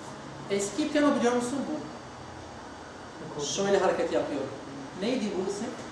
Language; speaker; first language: Turkish; non-native, learner; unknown